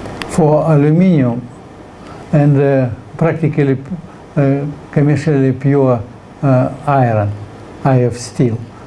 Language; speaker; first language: English; non-native, fluent; Russian